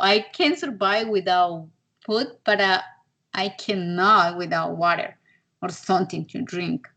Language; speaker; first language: English; non-native, learner; Spanish